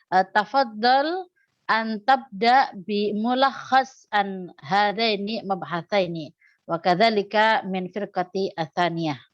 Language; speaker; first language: Arabic; non-native, fluent; Indonesian